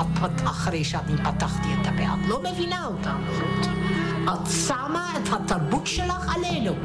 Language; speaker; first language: Hebrew; non-native, fluent; Dutch